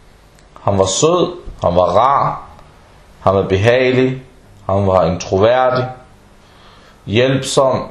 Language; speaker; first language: Danish; non-native, fluent; Arabic